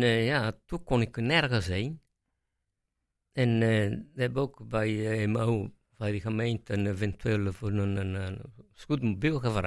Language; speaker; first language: Dutch; non-native, fluent; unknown